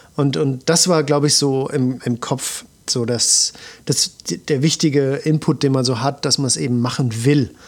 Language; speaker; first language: German; native; German